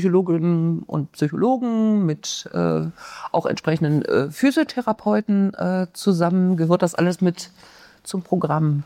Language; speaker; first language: German; native; German